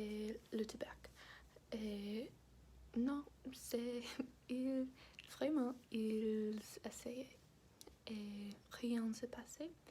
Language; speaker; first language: French; non-native, learner; English